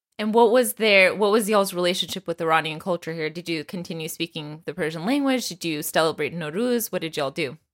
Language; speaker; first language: English; early bilingual, other home language; Persian